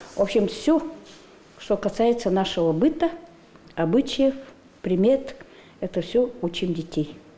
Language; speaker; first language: Russian; non-native, local second language; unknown